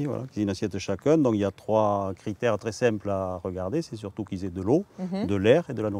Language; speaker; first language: French; native; French